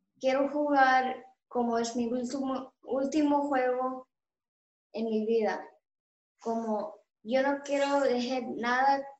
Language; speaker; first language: Spanish; early bilingual, heritage; Spanish